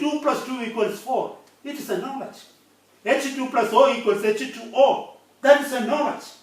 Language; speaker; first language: English; non-native, local second language; Malayalam